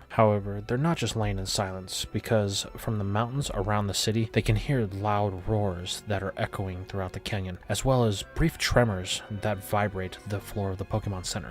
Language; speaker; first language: English; native; English